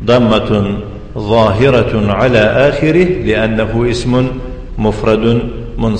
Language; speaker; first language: Arabic; non-native, fluent; Tajik